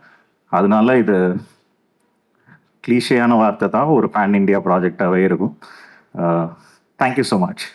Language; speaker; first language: Tamil; native; Tamil